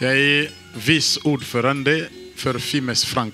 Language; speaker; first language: Swedish; non-native, fluent; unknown